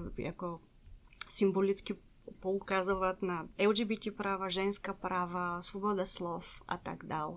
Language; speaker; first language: Czech; non-native, fluent; Bulgarian